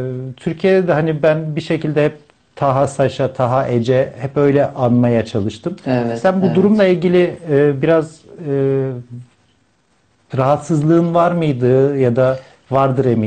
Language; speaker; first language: Turkish; native; Turkish